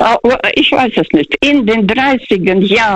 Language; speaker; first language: German; early bilingual, heritage; Russian